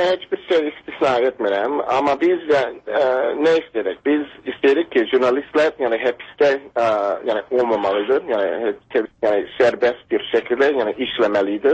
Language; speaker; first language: Turkish; non-native, fluent; English